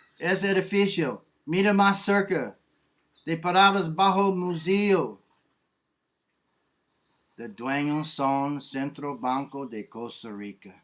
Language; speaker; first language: Spanish; non-native, learner; English